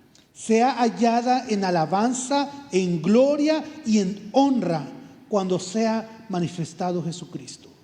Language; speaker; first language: Spanish; native; Spanish